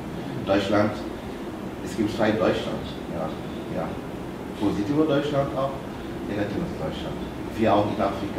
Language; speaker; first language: German; non-native, fluent; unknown